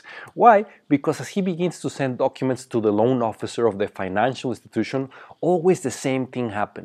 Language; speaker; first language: English; non-native, fluent; Spanish